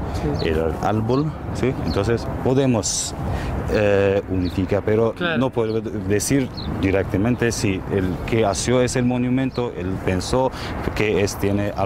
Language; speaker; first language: Spanish; non-native, learner; Armenian